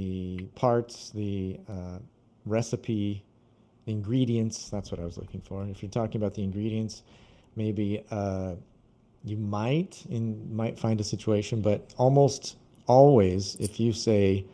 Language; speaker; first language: English; non-native, fluent; Portuguese